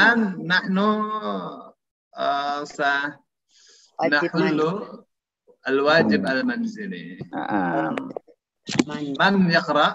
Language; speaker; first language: Arabic; non-native, fluent; Indonesian